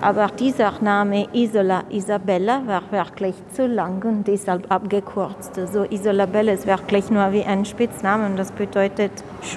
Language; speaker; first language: German; non-native, fluent; Italian